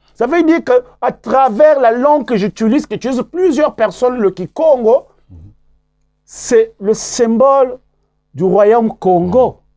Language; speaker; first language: French; non-native, local second language; Kongo